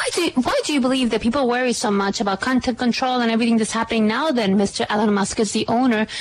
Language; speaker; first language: English; non-native, fluent; Spanish